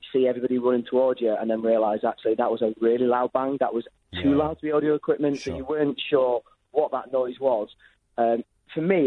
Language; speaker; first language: English; native; English